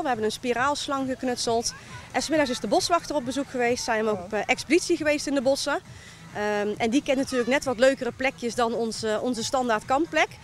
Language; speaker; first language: Dutch; native; Dutch